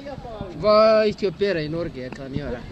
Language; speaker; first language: Norwegian; non-native, learner; Amharic